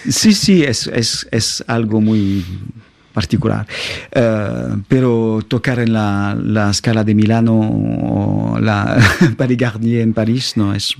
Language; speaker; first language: Spanish; non-native, fluent; French